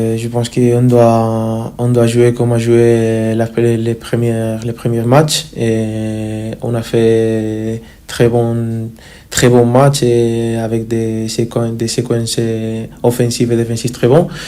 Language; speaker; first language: French; non-native, fluent; Spanish